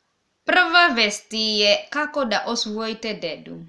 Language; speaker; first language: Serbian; non-native, learner; English